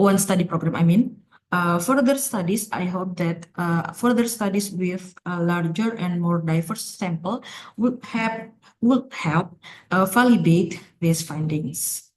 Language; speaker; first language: English; non-native, fluent; Indonesian